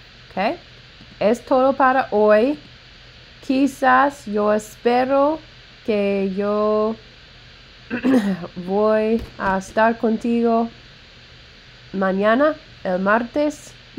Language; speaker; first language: Spanish; non-native, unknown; English